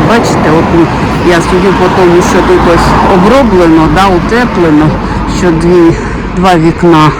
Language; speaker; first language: Ukrainian; non-native, local second language; Russian